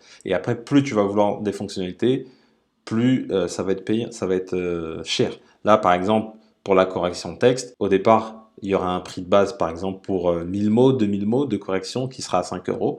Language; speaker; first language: French; native; French